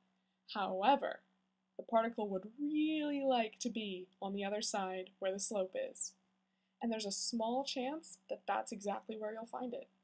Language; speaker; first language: English; native; English